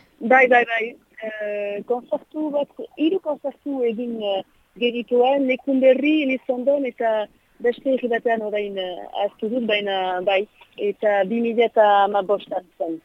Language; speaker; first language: Basque; non-native, local second language; French